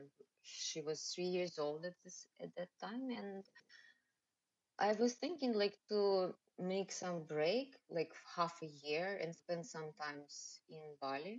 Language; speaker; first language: English; non-native, learner; Russian